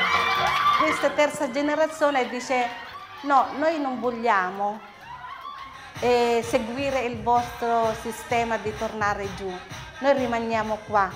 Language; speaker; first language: Italian; non-native, fluent; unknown